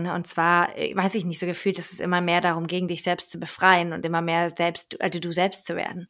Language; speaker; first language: German; native; German